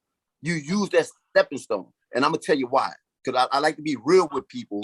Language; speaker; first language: English; native; English